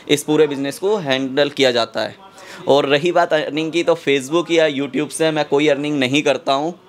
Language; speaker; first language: Hindi; native; Hindi